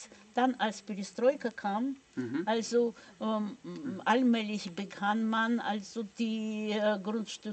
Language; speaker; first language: German; non-native, fluent; Russian